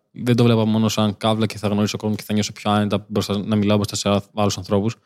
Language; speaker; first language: Greek; early bilingual, other home language; Albanian